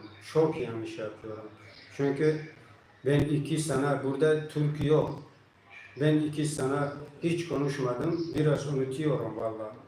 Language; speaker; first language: Turkish; non-native, learner; Tajik